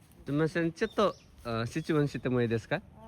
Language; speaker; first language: Japanese; non-native, learner; Nepali